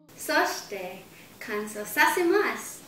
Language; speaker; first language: Japanese; non-native, learner; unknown